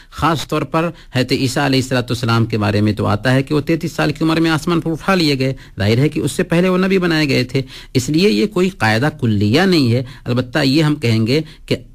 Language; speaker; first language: Urdu; native; Urdu